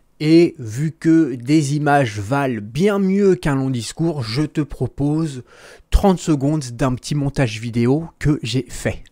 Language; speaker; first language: French; native; French